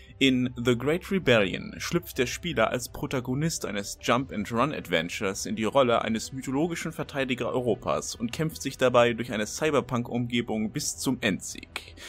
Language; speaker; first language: German; native; German